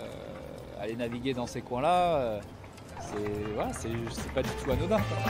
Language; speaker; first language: French; native; French